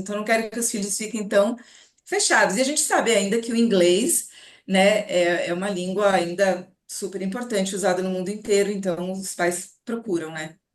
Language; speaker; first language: Portuguese; native; Portuguese